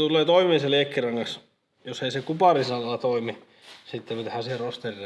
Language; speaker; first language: Finnish; native; Finnish